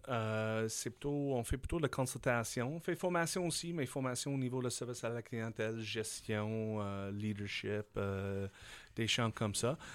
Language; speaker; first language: French; non-native, fluent; English